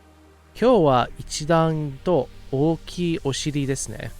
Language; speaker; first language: Japanese; non-native, fluent; English